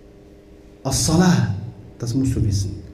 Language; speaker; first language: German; non-native, fluent; Arabic